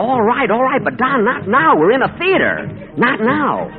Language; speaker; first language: English; native; English